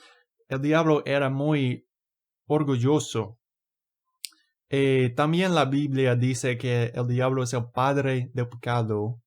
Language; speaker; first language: Spanish; non-native, fluent; English